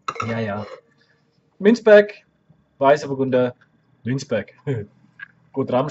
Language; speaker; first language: German; native; German